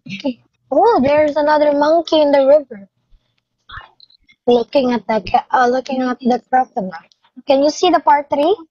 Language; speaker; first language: English; non-native, fluent; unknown